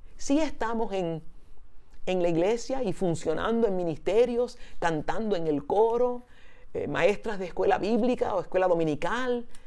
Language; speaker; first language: Spanish; early bilingual, heritage; Spanish